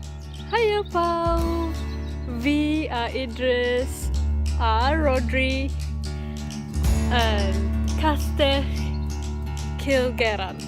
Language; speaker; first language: Welsh; non-native, learner; Malay